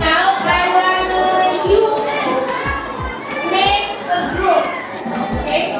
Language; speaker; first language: English; non-native, fluent; Indonesian